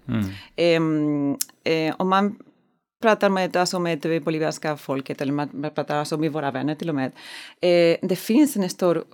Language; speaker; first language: Swedish; non-native, learner; Spanish